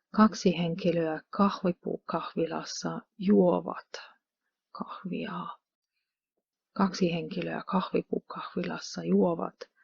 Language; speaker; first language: Finnish; non-native, fluent; Hungarian